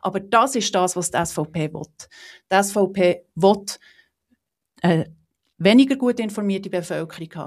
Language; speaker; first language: German; native; German